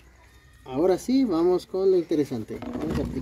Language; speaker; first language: Spanish; native; Spanish